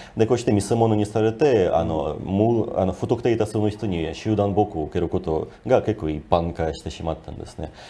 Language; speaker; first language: Japanese; non-native, fluent; Ukrainian